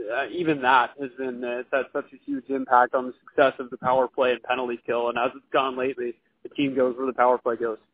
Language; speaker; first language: English; native; English